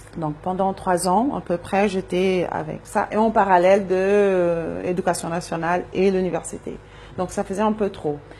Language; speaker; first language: French; non-native, fluent; Portuguese